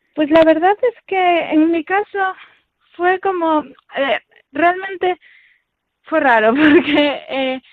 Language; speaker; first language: Spanish; native; Spanish